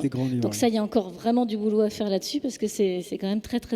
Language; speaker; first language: French; native; French